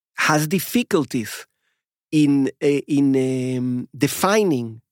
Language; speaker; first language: English; non-native, fluent; Spanish